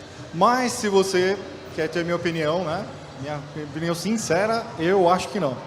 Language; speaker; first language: Portuguese; native; Portuguese